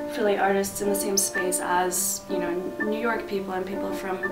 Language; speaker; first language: English; native; English